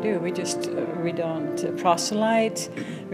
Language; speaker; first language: English; non-native, fluent; Dutch